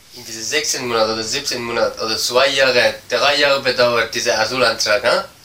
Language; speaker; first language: German; non-native, learner; Persian